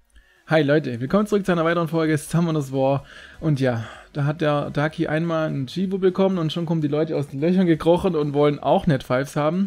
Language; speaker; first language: German; native; German